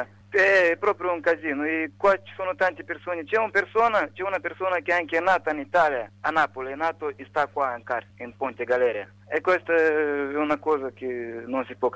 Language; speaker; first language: Italian; non-native, fluent; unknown